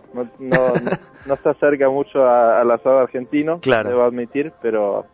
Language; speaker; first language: Spanish; non-native, fluent; Norwegian